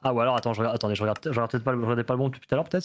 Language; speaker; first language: French; native; French